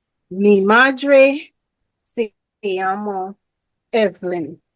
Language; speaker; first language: Spanish; non-native, learner; English